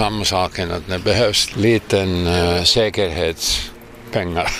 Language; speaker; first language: Swedish; non-native, local second language; Finnish